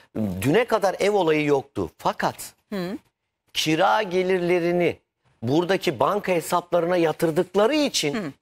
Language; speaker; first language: Turkish; native; Turkish